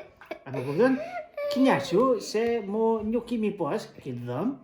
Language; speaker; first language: Albanian; native; Albanian